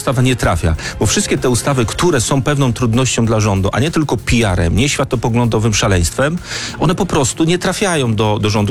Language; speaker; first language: Polish; native; Polish